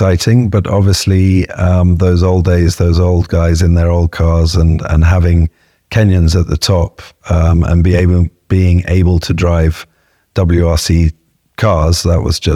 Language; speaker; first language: English; native; English